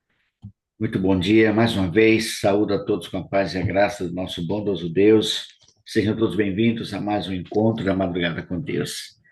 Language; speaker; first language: Portuguese; native; Portuguese